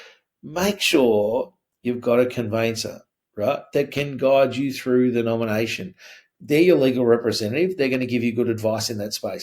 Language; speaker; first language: English; native; English